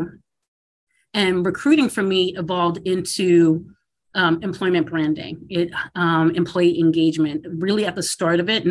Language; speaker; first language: English; native; English